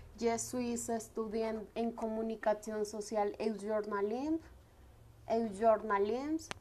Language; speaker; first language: French; non-native, learner; Spanish